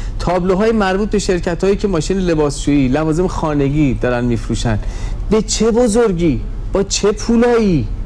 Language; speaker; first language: Persian; native; Persian